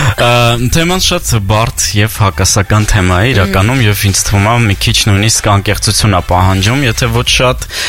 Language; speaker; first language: Armenian; native; Armenian